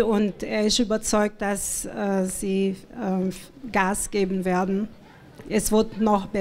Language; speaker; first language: German; non-native, fluent; Portuguese